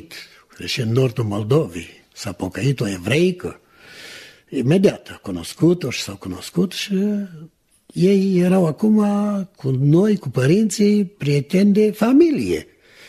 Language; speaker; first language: Romanian; native; Romanian